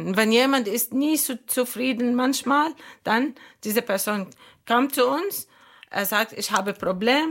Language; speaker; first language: German; non-native, learner; Arabic